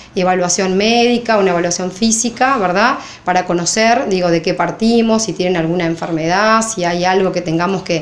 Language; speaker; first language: Spanish; native; Spanish